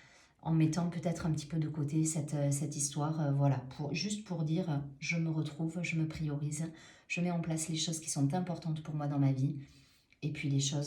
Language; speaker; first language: French; native; French